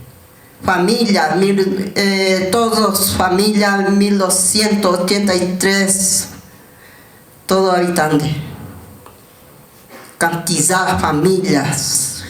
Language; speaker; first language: Spanish; non-native, learner; Guarani